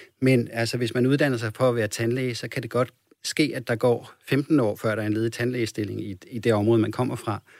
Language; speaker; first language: Danish; native; Danish